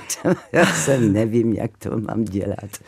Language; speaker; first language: Czech; non-native, fluent; French